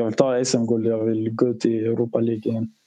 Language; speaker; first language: Swedish; early bilingual, other home language; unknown